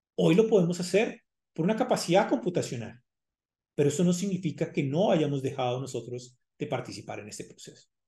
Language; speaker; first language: Spanish; native; Spanish